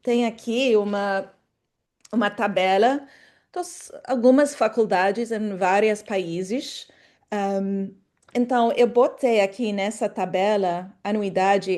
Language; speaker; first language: Portuguese; non-native, fluent; English